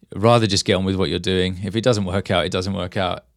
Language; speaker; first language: English; native; English